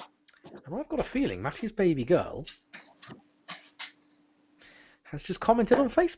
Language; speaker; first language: English; native; English